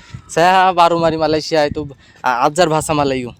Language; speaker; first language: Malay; non-native, learner; Bangla